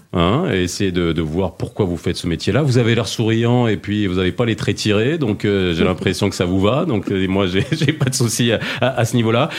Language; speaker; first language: French; native; French